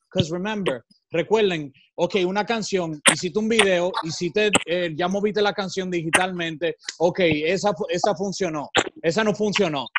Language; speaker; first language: Spanish; native; Spanish